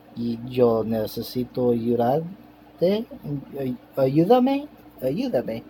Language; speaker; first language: Spanish; non-native, learner; English